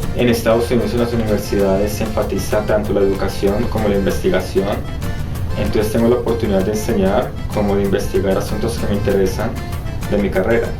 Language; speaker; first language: Spanish; native; Spanish